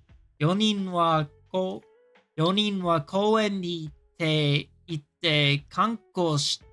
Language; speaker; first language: Japanese; non-native, learner; English